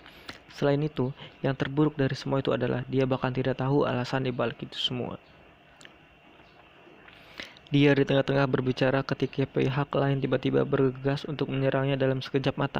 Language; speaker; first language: Indonesian; native; Indonesian